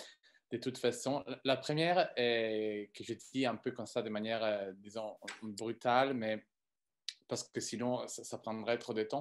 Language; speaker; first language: French; non-native, fluent; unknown